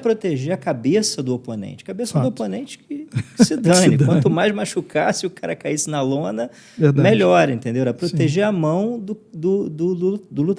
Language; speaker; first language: Portuguese; native; Portuguese